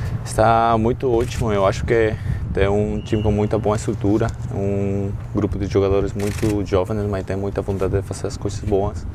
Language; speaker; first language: Portuguese; non-native, learner; Spanish